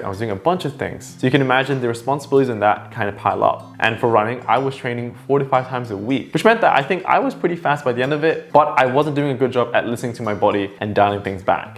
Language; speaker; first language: English; native; English